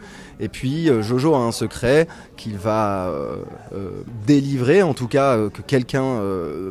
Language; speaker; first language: French; native; French